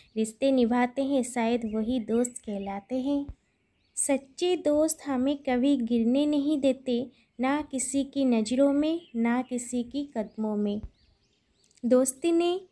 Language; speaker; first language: Hindi; non-native, local second language; Odia